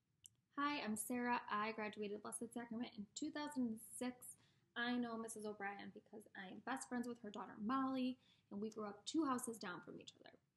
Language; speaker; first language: English; native; English